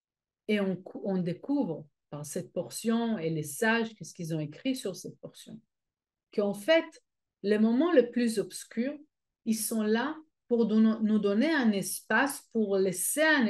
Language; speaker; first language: French; non-native, fluent; Hebrew